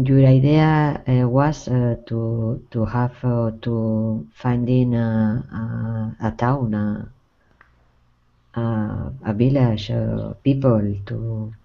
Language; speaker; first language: English; non-native, learner; Spanish